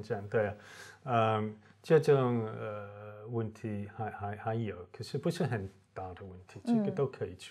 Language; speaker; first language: Chinese; non-native, fluent; English